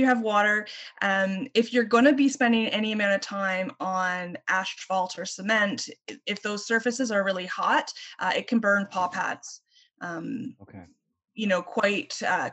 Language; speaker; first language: English; native; English